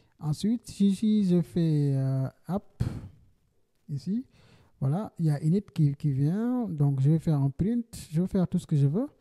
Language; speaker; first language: French; non-native, local second language; Wolof